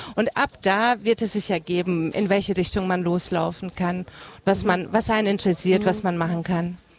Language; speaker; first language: German; early bilingual, other home language; Hungarian